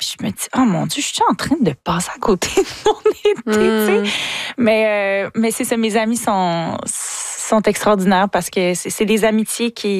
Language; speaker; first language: French; native; French